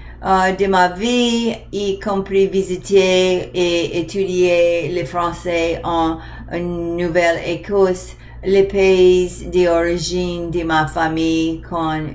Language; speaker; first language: French; non-native, learner; English